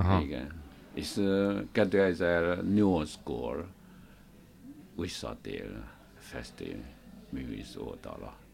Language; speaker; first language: Hungarian; non-native, learner; Chinese